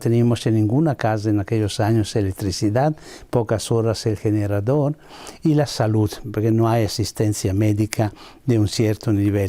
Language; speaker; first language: Spanish; non-native, fluent; Italian